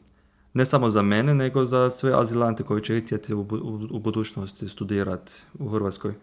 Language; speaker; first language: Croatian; non-native, fluent; Turkish